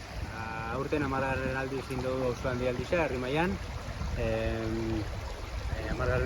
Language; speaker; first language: Basque; native; Basque